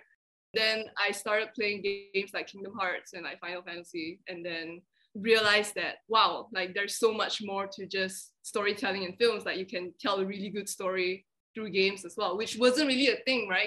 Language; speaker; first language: English; non-native, local second language; Chinese